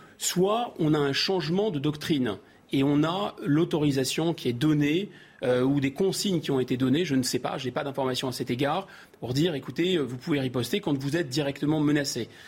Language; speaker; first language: French; native; French